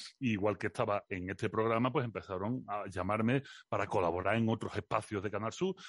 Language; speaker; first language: Spanish; native; Spanish